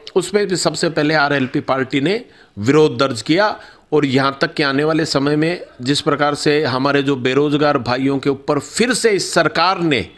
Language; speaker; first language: Hindi; native; Hindi